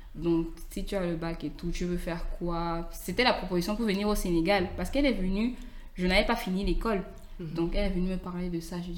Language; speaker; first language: French; native; French